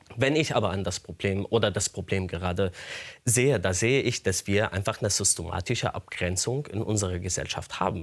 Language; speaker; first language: German; non-native, fluent; Arabic